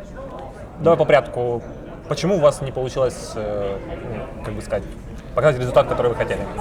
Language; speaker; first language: Russian; native; Russian